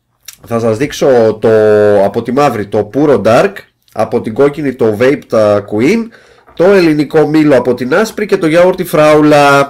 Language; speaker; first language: Greek; native; Greek